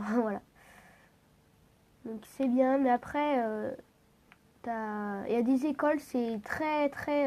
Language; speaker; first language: French; native; French